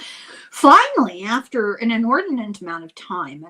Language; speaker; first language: English; native; English